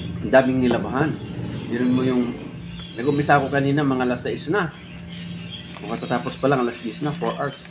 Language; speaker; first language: Filipino; non-native, local second language; Iloko